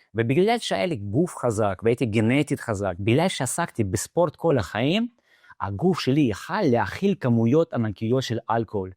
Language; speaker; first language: Hebrew; non-native, fluent; Russian